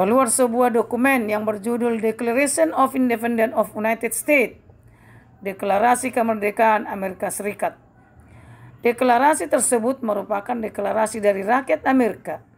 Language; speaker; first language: Indonesian; native; Indonesian